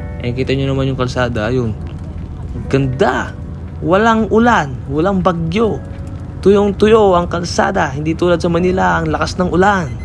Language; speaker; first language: Filipino; early bilingual, heritage; Filipino